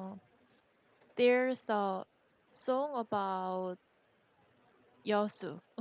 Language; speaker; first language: English; non-native, learner; Korean